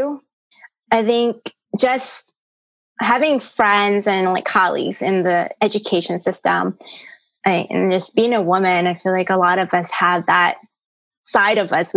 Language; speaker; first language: English; early bilingual, other home language; Cantonese